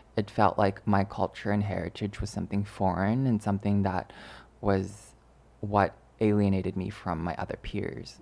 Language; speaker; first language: English; early bilingual, other home language; Chinese